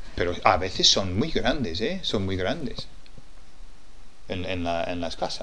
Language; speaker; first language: Spanish; non-native, fluent; English